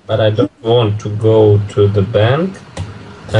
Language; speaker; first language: English; non-native, learner; Russian